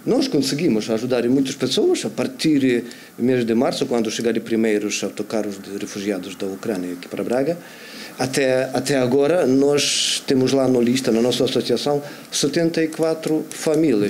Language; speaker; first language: Portuguese; non-native, fluent; Ukrainian